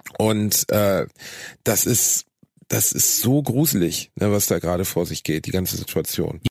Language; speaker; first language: German; native; German